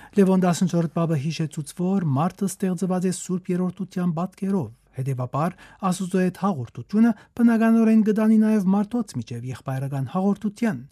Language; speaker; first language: Armenian; native; Armenian